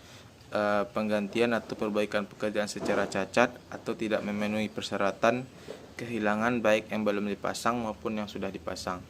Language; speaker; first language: Indonesian; native; Indonesian